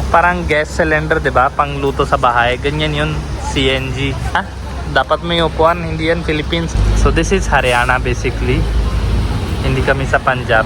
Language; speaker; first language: Filipino; non-native, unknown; Punjabi